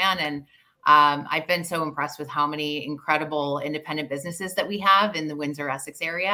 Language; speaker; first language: English; native; English